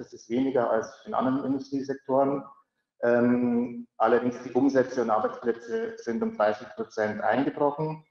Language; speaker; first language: German; native; German